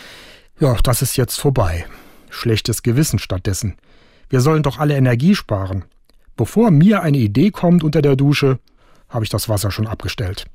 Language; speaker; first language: German; native; German